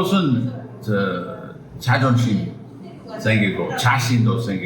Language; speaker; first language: Korean; non-native, fluent; English